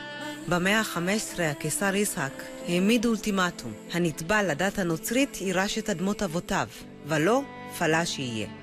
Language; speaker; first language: Hebrew; native; Hebrew